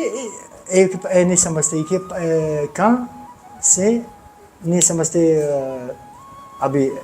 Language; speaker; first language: Hindi; non-native, learner; Italian